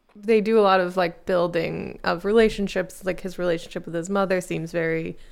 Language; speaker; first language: English; native; English